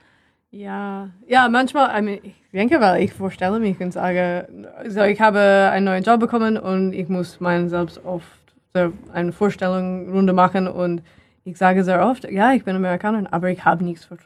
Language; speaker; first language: German; non-native, learner; English